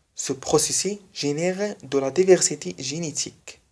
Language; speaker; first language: French; non-native, fluent; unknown